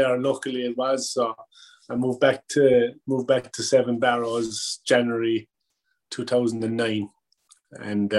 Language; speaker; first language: English; native; English